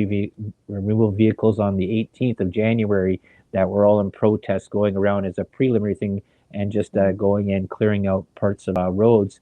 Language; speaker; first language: English; native; English